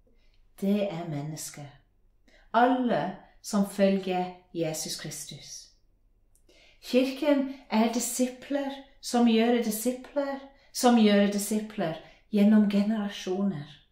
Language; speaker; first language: Norwegian; non-native, fluent; English